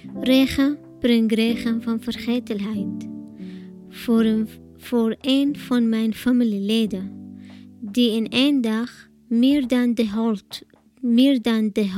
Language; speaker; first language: Dutch; non-native, learner; Arabic